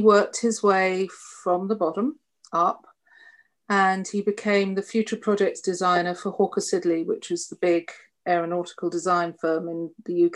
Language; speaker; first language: English; native; English